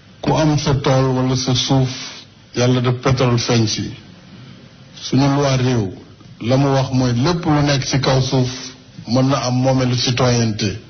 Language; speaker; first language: Wolof; native; Wolof